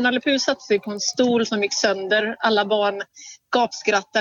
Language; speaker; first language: Swedish; native; Swedish